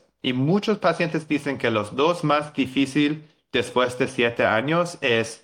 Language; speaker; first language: Spanish; non-native, learner; English